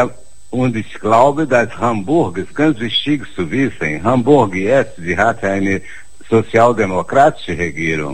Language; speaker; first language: German; non-native, fluent; Portuguese